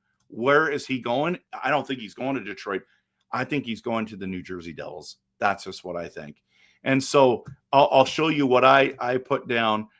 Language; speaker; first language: English; native; English